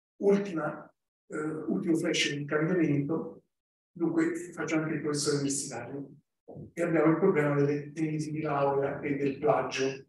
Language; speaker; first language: Italian; native; Italian